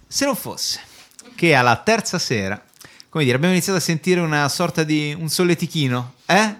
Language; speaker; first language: Italian; native; Italian